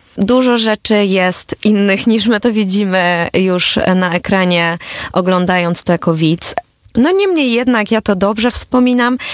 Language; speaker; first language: Polish; native; Polish